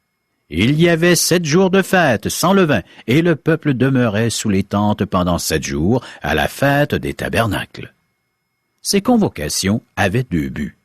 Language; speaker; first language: French; native; French